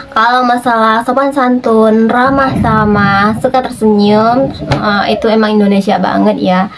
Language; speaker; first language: Indonesian; native; Indonesian